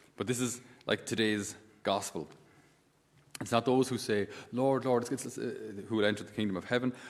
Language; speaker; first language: English; native; English